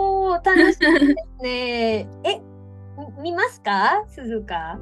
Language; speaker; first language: Japanese; non-native, fluent; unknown